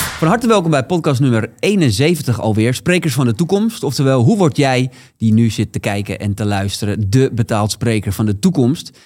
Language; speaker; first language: Dutch; native; Dutch